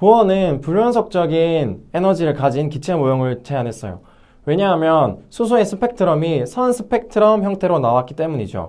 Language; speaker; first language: Korean; native; Korean